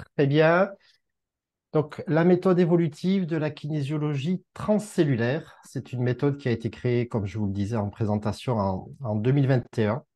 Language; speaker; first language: French; native; French